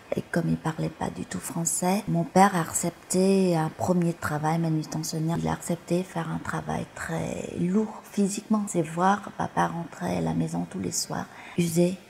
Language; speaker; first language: French; early bilingual, other home language; Vietnamese